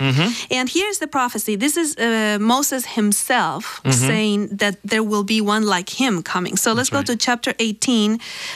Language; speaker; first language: English; non-native, fluent; Spanish